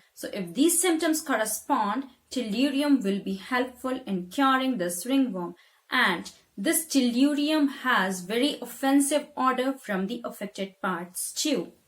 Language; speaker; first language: English; non-native, local second language; Hindi